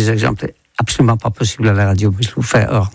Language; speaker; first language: French; non-native, fluent; Dutch